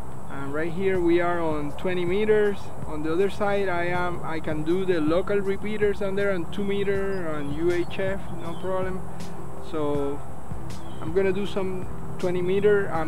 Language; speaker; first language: English; non-native, local second language; Spanish